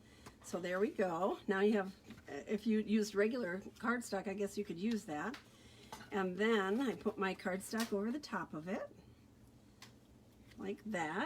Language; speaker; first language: English; native; English